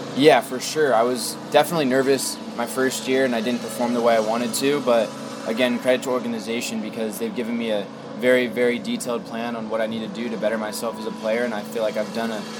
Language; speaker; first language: English; native; English